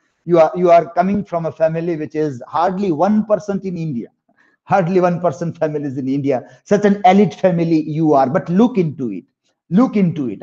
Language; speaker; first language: English; non-native, local second language; Gujarati